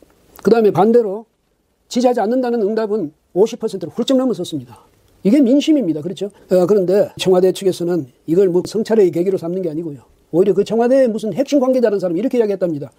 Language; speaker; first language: Korean; native; Korean